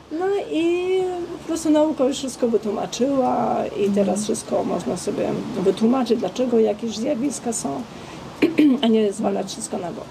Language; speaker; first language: Polish; non-native, fluent; Armenian